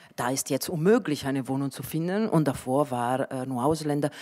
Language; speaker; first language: German; non-native, fluent; Italian